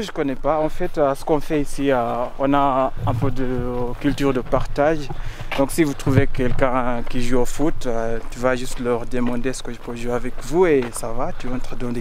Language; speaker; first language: French; non-native, fluent; Luo (Kenya and Tanzania)